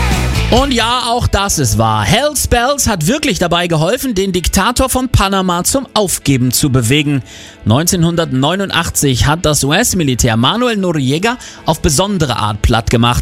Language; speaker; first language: German; native; German